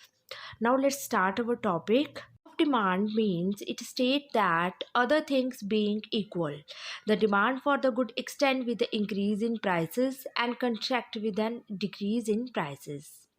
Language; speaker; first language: English; non-native, local second language; Hindi